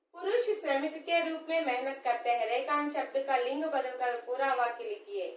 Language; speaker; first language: Hindi; non-native, local second language; Telugu